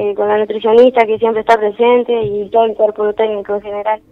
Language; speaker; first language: Spanish; native; Spanish